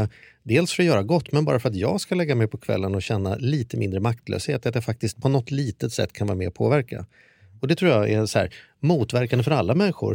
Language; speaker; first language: Swedish; native; Swedish